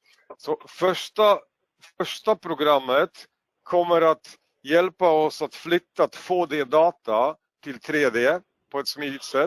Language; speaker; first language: Swedish; non-native, fluent; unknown